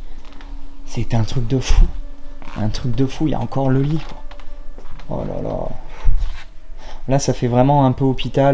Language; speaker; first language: French; native; French